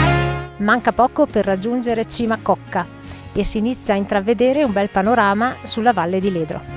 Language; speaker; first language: Italian; native; Italian